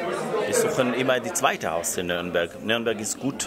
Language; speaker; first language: German; non-native, learner; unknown